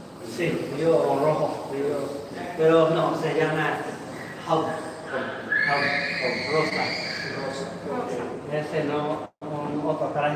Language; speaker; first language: Spanish; non-native, fluent; Vietnamese